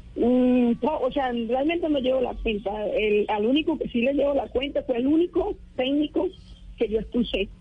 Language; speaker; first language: Spanish; native; Spanish